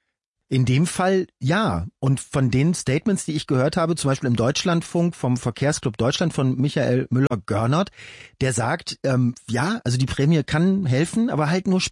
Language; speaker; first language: German; native; German